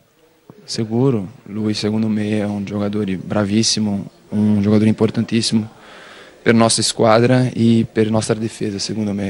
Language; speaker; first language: Italian; non-native, learner; Portuguese